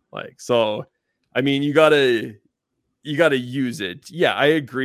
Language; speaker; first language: English; native; English